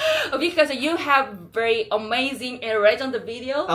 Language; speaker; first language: English; non-native, learner; Korean